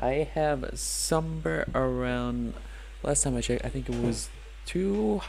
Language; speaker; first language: English; non-native, fluent; Norwegian